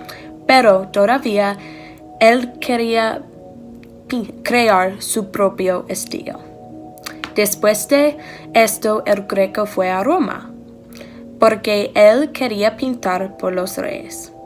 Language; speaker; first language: Spanish; non-native, learner; English